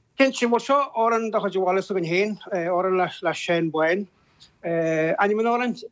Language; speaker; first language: Irish; native; Irish